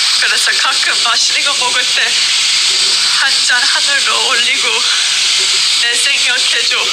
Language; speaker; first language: Korean; non-native, learner; English